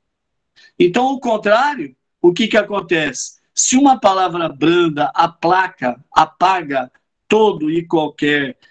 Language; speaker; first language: Portuguese; native; Portuguese